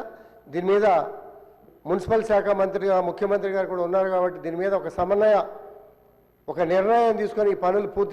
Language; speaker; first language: Telugu; native; Telugu